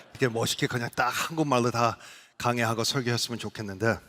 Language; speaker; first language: Korean; early bilingual, other home language; English